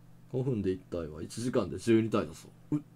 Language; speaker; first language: Japanese; native; Japanese